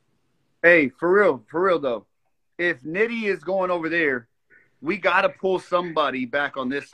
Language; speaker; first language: English; native; English